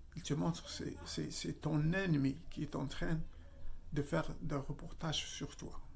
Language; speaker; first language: French; non-native, local second language; Arabic